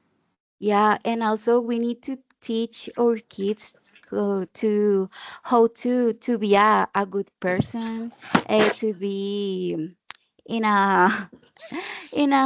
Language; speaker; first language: English; non-native, learner; Spanish